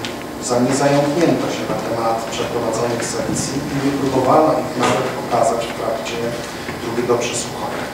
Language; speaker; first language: Polish; native; Polish